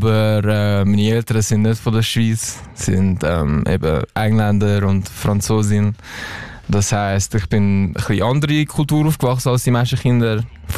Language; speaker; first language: Swiss German; non-native, local second language; English